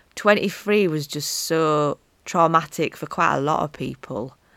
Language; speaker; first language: English; native; English